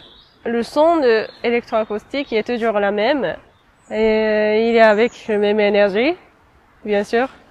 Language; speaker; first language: French; non-native, fluent; Japanese